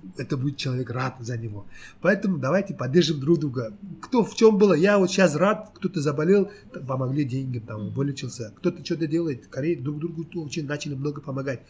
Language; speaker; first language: Russian; non-native, local second language; Tajik